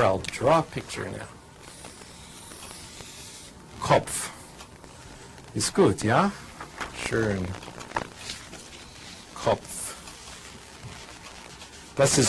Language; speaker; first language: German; non-native, fluent; English